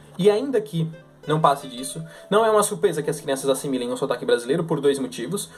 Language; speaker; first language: Portuguese; native; Portuguese